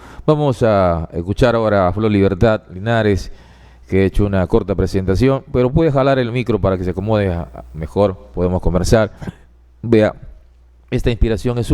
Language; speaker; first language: Spanish; native; Spanish